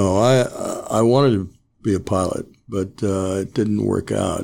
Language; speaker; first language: English; native; English